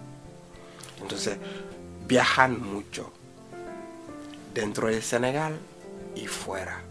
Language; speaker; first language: Spanish; non-native, fluent; Wolof